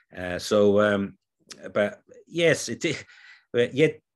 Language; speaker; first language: English; non-native, fluent; Finnish